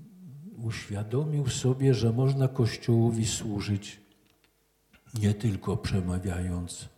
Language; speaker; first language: Polish; native; Polish